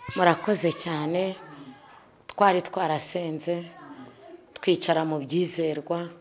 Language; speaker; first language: Kinyarwanda; native; Kinyarwanda